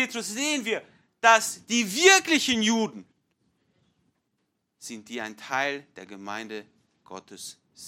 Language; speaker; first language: German; non-native, fluent; English